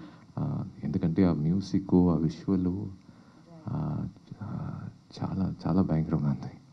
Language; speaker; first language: Telugu; non-native, learner; Tamil